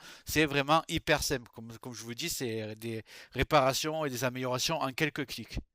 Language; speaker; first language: French; native; French